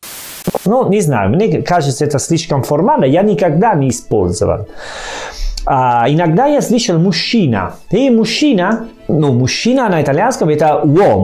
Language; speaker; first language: Russian; non-native, fluent; Italian